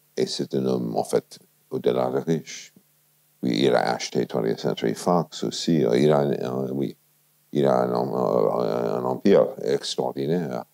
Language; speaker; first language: French; non-native, fluent; English